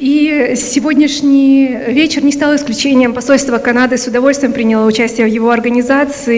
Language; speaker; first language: Russian; native; Russian